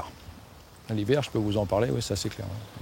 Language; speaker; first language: French; native; French